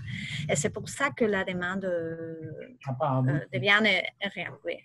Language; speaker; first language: French; non-native, learner; Spanish